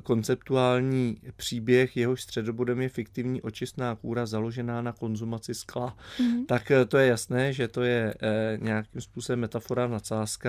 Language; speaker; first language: Czech; native; Czech